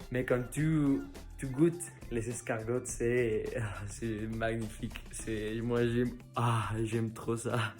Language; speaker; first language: French; non-native, learner; Spanish